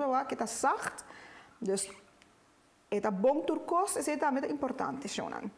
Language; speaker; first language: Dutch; non-native, local second language; Papiamento